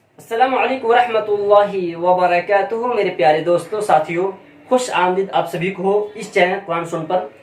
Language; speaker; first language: Hindi; native; Hindi